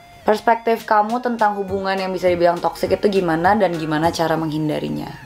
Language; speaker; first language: Indonesian; native; Indonesian